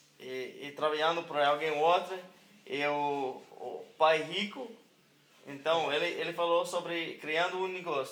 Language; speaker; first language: Portuguese; non-native, learner; English